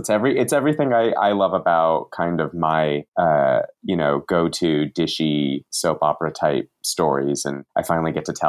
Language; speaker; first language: English; native; English